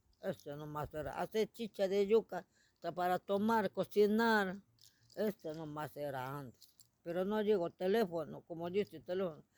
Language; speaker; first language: Spanish; non-native, local second language; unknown